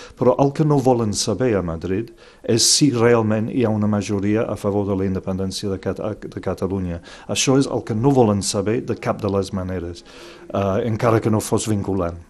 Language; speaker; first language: Catalan; non-native, fluent; English